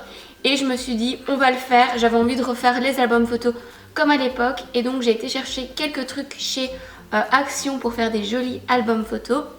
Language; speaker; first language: French; native; French